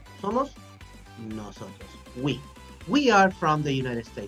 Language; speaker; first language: English; non-native, fluent; Spanish